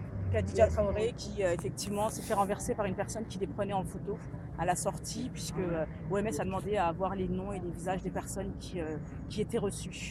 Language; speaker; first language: French; native; French